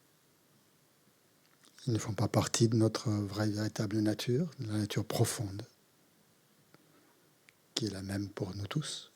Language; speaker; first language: French; native; French